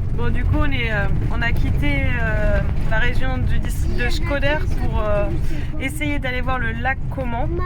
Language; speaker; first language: French; native; French